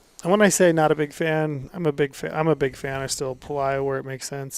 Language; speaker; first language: English; native; English